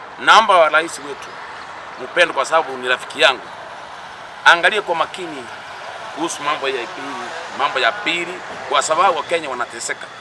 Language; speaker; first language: Swahili; non-native, local second language; Gusii